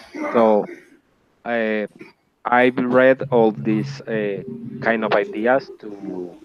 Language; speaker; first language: English; non-native, learner; Spanish